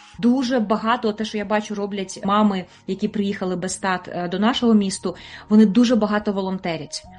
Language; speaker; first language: Ukrainian; native; Ukrainian